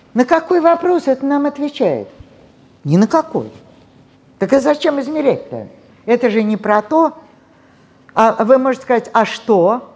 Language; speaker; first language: Russian; native; Russian